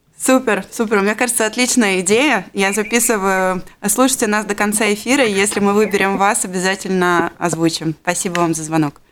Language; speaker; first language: Russian; native; Russian